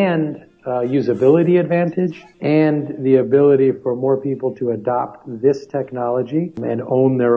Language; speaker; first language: English; native; English